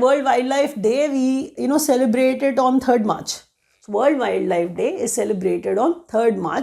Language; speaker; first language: English; non-native, local second language; Hindi